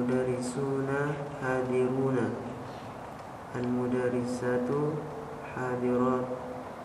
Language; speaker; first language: Arabic; non-native, learner; Indonesian